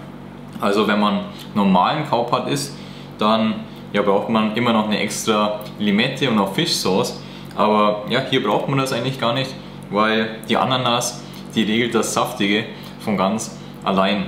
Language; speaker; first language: German; native; German